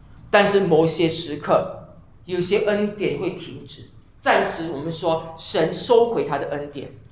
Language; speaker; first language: Chinese; native; Chinese